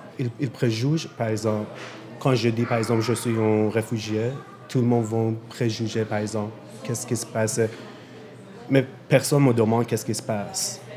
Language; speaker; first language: French; non-native, learner; Persian